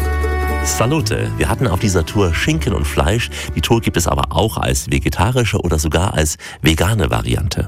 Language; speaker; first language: German; native; German